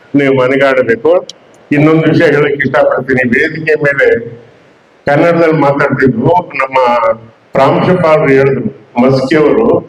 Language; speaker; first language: Kannada; native; Kannada